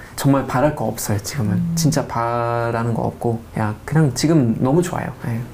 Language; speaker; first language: Korean; non-native, fluent; German